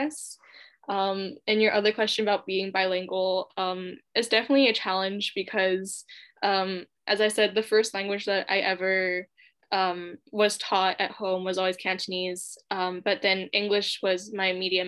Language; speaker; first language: English; non-native, local second language; Cantonese